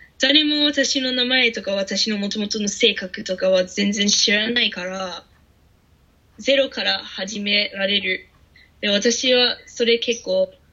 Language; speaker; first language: Japanese; non-native, fluent; English